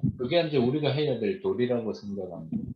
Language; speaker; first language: Korean; native; Korean